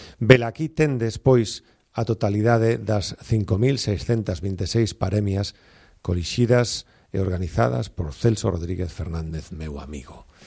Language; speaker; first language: Galician; native; Galician